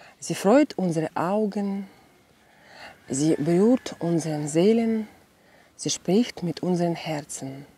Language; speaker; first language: German; non-native, fluent; Ukrainian